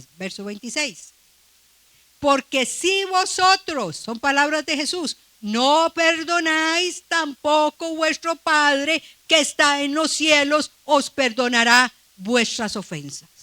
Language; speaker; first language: Spanish; native; Spanish